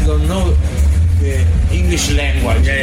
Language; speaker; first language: English; non-native, learner; Italian